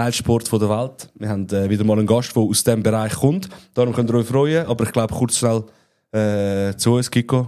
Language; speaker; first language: German; native; German